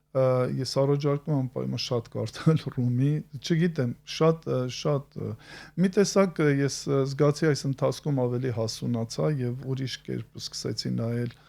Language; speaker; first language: Armenian; native; Armenian